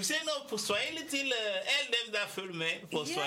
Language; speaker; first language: Danish; early bilingual, other home language; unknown